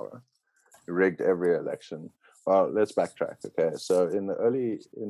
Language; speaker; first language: English; native; English